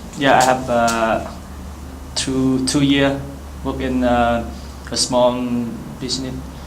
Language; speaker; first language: English; non-native, learner; Vietnamese